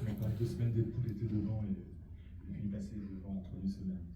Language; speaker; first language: French; native; French